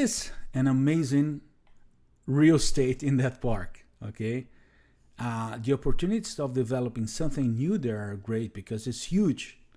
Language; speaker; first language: English; non-native, fluent; Portuguese